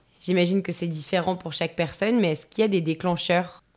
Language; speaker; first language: French; native; French